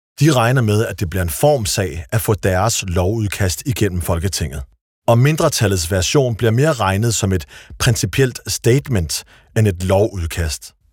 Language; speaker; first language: Danish; early bilingual, other home language; Arabic